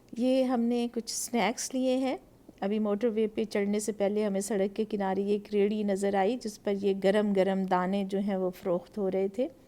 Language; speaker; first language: Urdu; native; Urdu